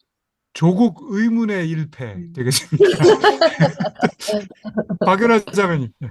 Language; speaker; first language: Korean; native; Korean